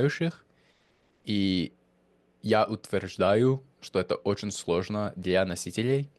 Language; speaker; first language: Russian; non-native, fluent; English